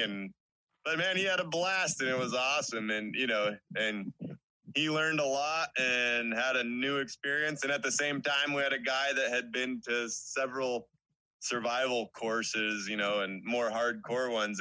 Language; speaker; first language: English; native; English